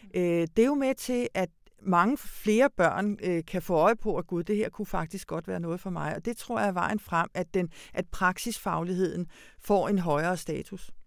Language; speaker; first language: Danish; early bilingual, other home language; Hungarian